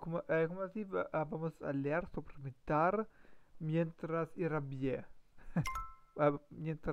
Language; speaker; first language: Spanish; non-native, learner; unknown